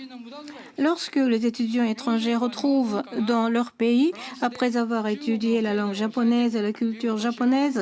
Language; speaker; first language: French; non-native, fluent; Japanese